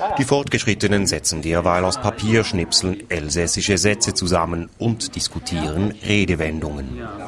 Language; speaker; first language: German; native; German